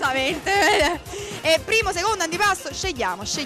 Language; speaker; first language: Italian; native; Italian